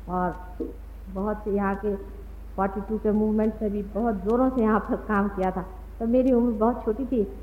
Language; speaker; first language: Hindi; non-native, local second language; Marathi